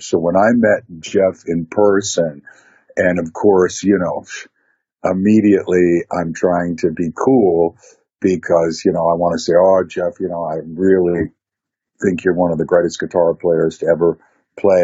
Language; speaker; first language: English; native; English